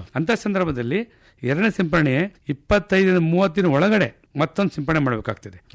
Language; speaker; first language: Kannada; native; Kannada